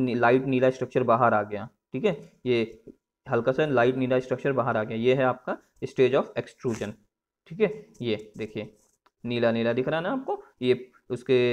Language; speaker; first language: Hindi; native; Hindi